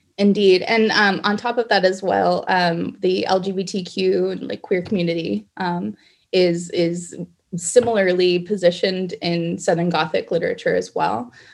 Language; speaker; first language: English; native; English